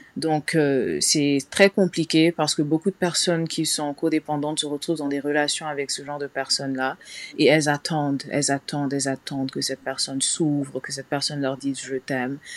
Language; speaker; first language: French; non-native, local second language; Wolof